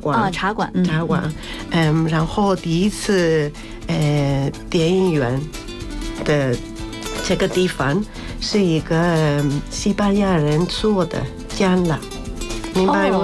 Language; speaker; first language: Chinese; non-native, fluent; Spanish